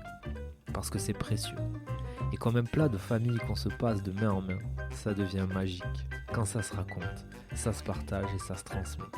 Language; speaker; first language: French; native; French